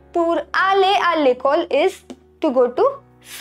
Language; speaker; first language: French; non-native, fluent; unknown